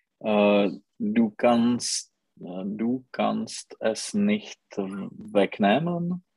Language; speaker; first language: German; non-native, learner; Czech